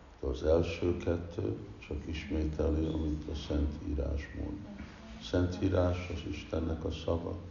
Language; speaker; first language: Hungarian; early bilingual, heritage; Hungarian